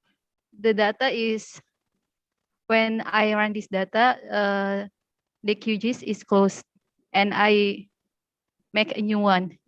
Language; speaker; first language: English; non-native, learner; Indonesian